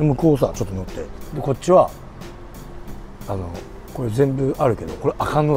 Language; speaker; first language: Japanese; native; Japanese